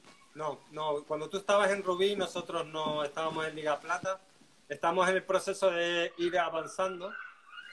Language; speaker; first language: Portuguese; non-native, learner; Spanish